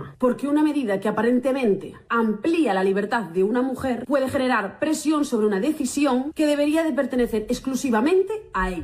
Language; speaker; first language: Spanish; native; Spanish